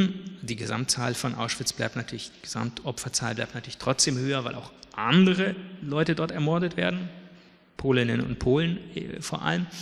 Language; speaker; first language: German; native; German